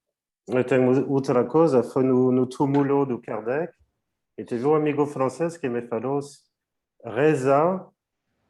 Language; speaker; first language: Portuguese; non-native, fluent; French